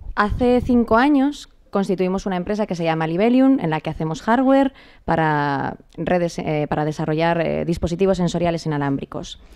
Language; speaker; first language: Spanish; native; Spanish